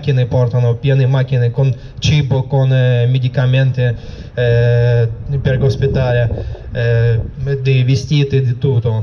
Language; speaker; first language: Italian; non-native, learner; Russian